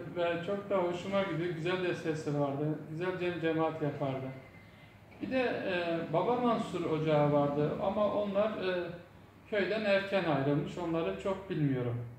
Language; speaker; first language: Turkish; non-native, local second language; Zaza